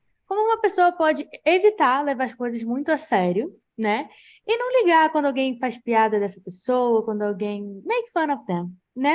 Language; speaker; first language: Portuguese; native; Portuguese